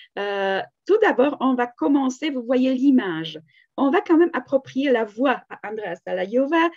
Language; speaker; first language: French; non-native, fluent; Slovak